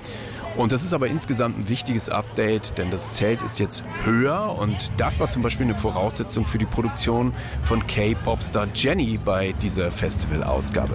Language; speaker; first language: German; native; German